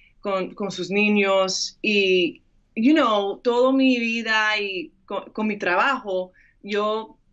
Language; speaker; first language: Spanish; early bilingual, heritage; English